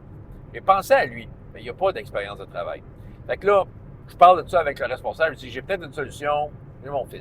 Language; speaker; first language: French; native; French